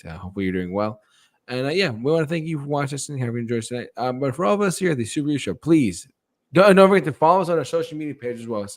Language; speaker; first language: English; native; English